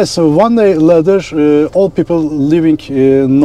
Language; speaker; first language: English; non-native, learner; Turkish